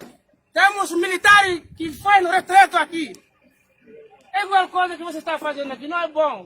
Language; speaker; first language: Portuguese; non-native, learner; Haitian Creole